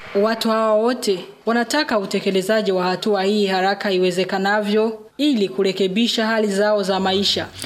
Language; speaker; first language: Swahili; non-native, local second language; Rundi